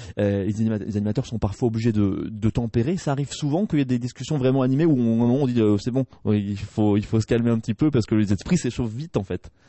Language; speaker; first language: French; native; French